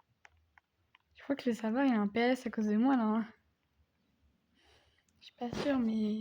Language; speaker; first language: French; native; French